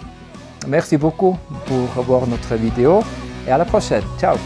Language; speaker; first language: French; non-native, learner; German